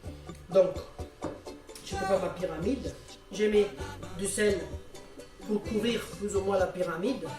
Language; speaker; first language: French; non-native, fluent; Italian